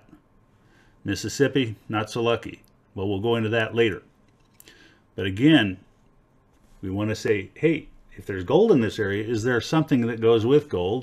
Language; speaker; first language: English; native; English